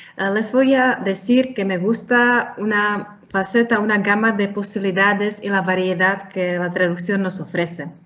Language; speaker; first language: Spanish; non-native, fluent; Czech